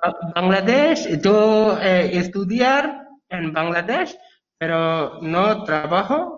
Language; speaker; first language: Spanish; non-native, learner; Bangla